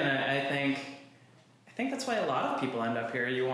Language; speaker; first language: English; native; English